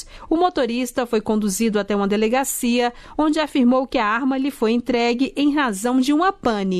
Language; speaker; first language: Portuguese; native; Portuguese